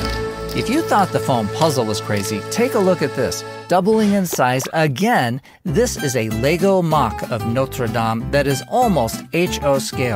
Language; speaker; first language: English; native; English